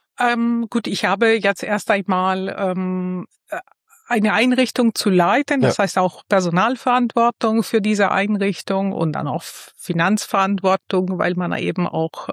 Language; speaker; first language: German; non-native, fluent; Italian